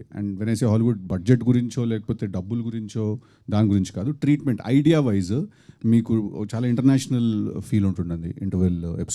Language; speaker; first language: Telugu; native; Telugu